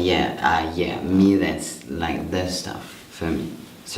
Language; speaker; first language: English; non-native, fluent; French